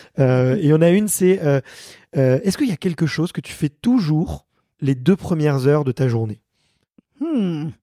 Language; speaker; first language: French; native; French